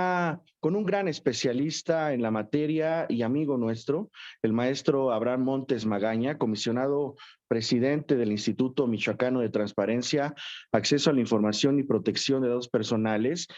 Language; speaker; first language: Spanish; native; Spanish